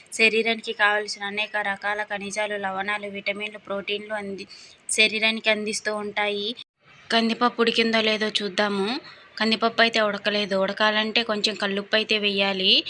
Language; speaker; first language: Telugu; non-native, local second language; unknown